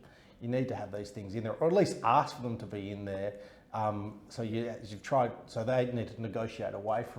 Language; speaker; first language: English; native; English